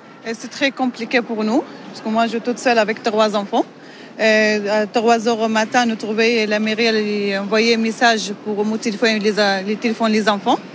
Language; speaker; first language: French; non-native, learner; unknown